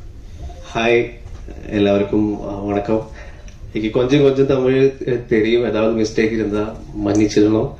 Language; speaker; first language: Tamil; non-native, learner; Malayalam